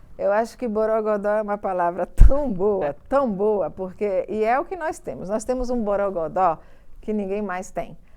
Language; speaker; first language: Portuguese; early bilingual, other home language; Italian